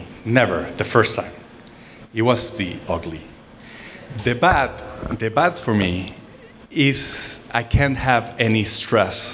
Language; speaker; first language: English; non-native, fluent; Spanish